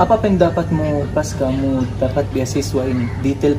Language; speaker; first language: Indonesian; non-native, fluent; Arabic